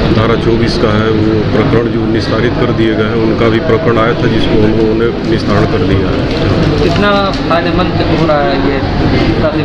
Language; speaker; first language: Hindi; native; Hindi